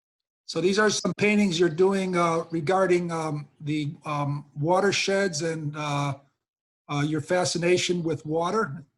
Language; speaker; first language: English; native; English